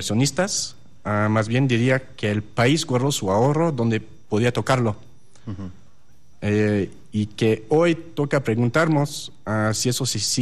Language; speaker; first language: Spanish; non-native, fluent; French